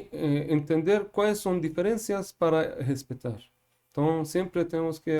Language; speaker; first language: Spanish; non-native, fluent; Persian